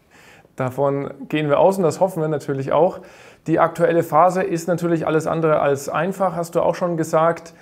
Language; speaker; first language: German; native; German